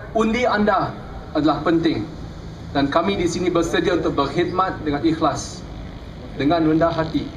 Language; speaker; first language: Malay; native; Malay